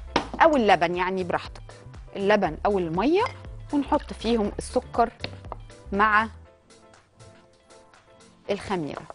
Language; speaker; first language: Arabic; native; Arabic